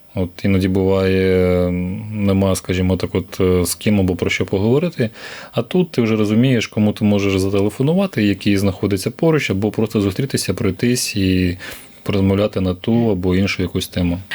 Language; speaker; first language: Ukrainian; native; Ukrainian